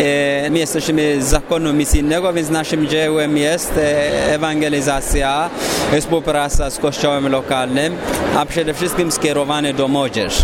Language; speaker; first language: Polish; non-native, fluent; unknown